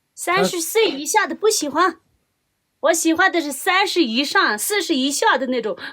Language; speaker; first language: Chinese; non-native, local second language; Tibetan